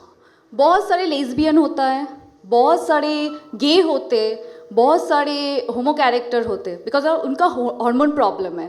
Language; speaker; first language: Hindi; non-native, local second language; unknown